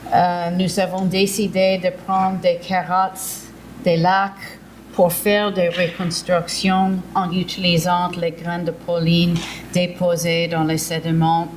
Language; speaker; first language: French; early bilingual, heritage; English